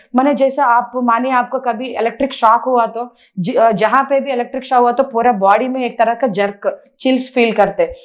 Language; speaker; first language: Hindi; non-native, local second language; Telugu